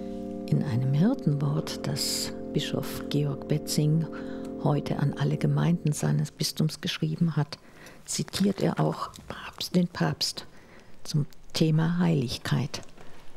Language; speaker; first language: German; native; German